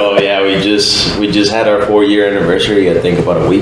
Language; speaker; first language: English; native; English